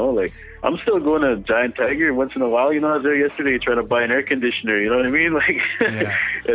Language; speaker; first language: English; native; English